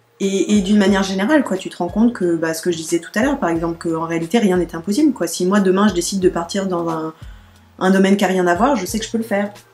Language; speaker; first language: French; native; French